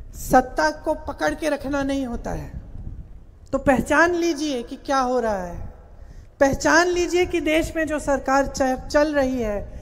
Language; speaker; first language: Hindi; native; Hindi